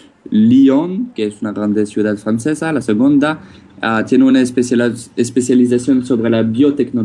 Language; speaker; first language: Spanish; non-native, fluent; French